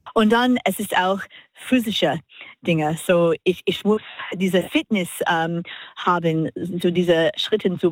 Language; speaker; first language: German; non-native, learner; English